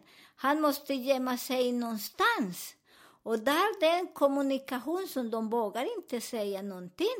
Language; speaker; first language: Swedish; non-native, learner; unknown